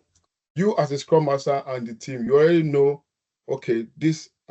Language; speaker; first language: English; non-native, local second language; Yoruba